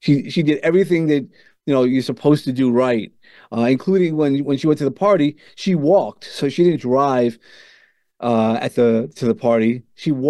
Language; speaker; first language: English; native; English